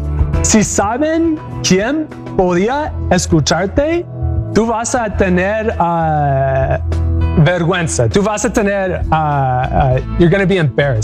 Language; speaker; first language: Spanish; non-native, learner; English